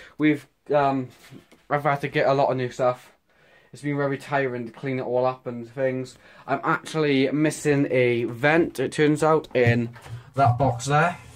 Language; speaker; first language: English; native; English